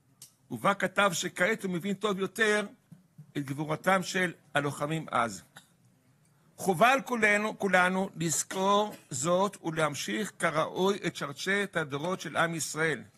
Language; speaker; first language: Hebrew; native; Hebrew